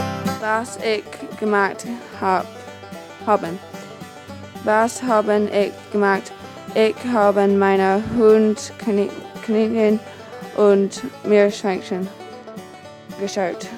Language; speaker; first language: German; non-native, learner; English